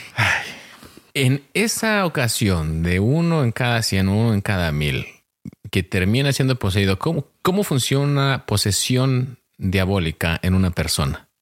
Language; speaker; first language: Spanish; early bilingual, heritage; Spanish